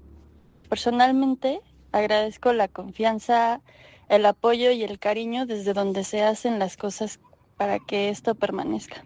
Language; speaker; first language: Spanish; native; Spanish